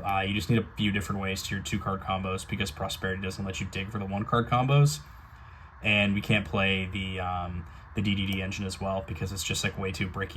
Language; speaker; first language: English; native; English